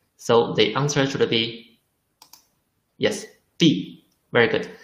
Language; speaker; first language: English; non-native, fluent; Chinese